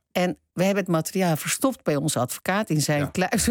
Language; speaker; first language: Dutch; early bilingual, other home language; Turkish